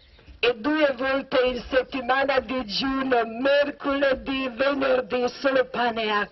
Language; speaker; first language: Italian; non-native, learner; Croatian